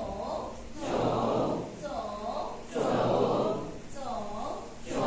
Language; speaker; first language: Chinese; non-native, learner; Indonesian